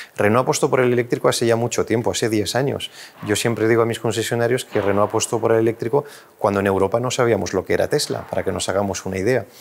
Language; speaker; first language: Spanish; non-native, fluent; French